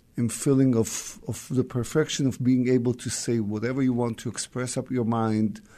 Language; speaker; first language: English; non-native, fluent; Russian